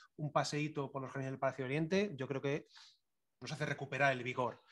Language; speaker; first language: Spanish; native; Spanish